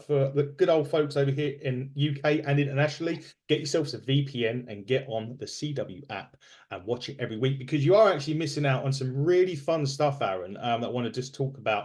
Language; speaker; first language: English; native; English